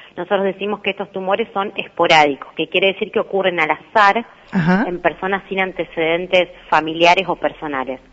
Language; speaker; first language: Spanish; native; Spanish